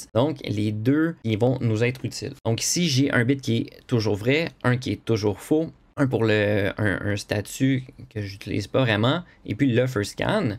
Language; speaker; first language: French; native; French